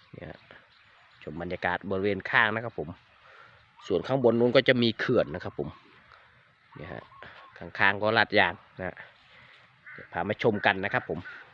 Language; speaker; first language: Thai; native; Thai